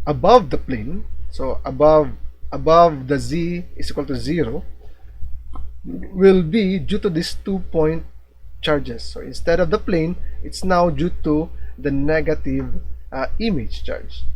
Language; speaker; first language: English; non-native, local second language; Filipino